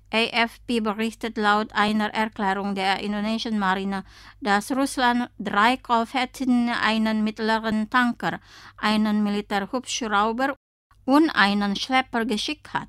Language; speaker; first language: German; non-native, fluent; Indonesian